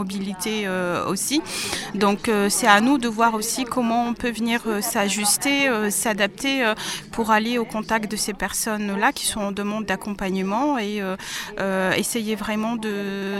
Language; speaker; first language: French; native; French